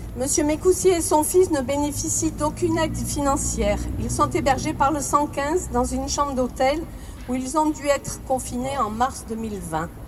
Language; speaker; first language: French; native; French